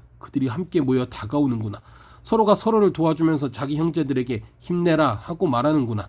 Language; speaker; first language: Korean; native; Korean